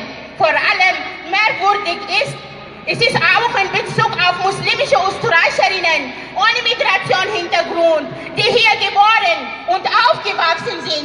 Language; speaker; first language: German; non-native, fluent; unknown